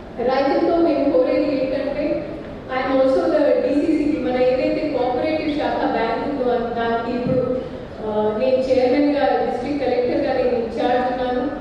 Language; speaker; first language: Telugu; non-native, fluent; Hindi